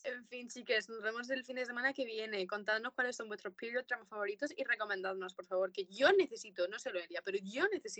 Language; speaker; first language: Spanish; native; Spanish